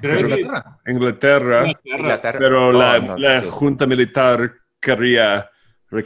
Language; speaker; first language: Spanish; non-native, fluent; English